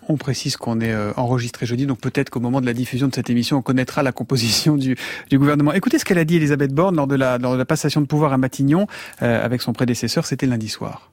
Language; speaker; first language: French; native; French